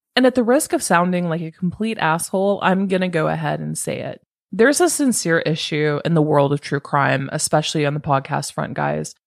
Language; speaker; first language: English; native; English